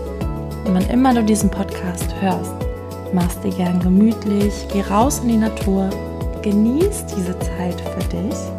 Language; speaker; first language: German; native; German